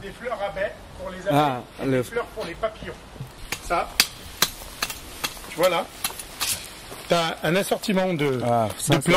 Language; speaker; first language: French; native; French